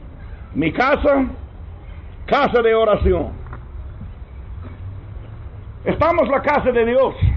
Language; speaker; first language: Spanish; non-native, fluent; English